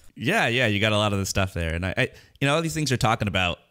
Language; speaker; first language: English; native; English